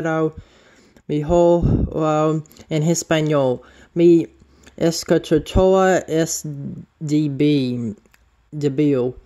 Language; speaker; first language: Spanish; non-native, learner; English